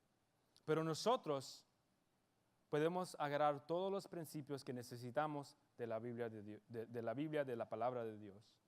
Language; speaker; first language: Spanish; early bilingual, heritage; English